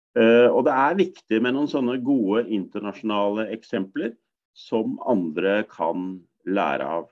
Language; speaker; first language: Norwegian; native; Norwegian